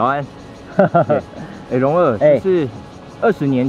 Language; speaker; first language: Chinese; native; Chinese